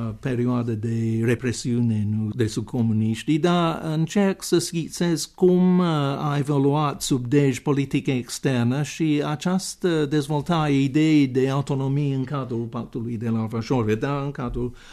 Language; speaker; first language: Romanian; non-native, fluent; English